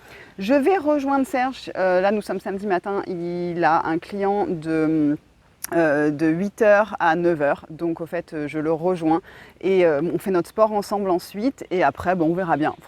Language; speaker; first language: French; native; French